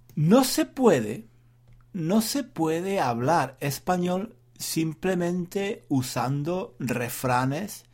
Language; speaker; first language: Spanish; native; Spanish